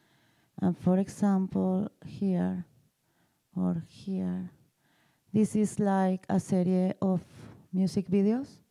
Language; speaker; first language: English; non-native, learner; Spanish